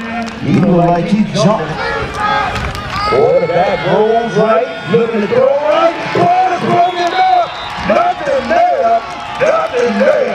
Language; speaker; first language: English; native; English